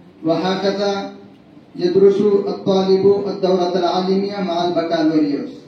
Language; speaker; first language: Arabic; non-native, learner; Urdu